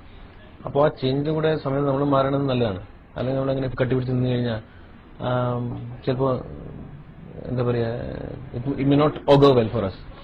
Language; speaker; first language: Malayalam; early bilingual, heritage; Malayalam